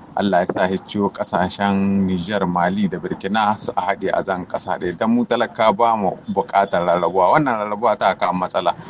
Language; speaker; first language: Hausa; native; Hausa